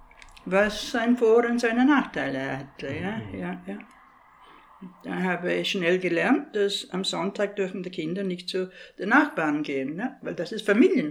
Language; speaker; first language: German; non-native, fluent; English